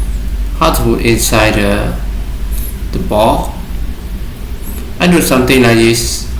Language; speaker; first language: English; non-native, learner; Vietnamese